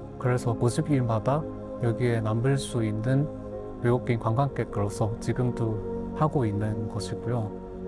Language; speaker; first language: Korean; non-native, fluent; Chinese